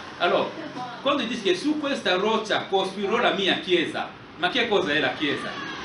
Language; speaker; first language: Italian; non-native, fluent; Lingala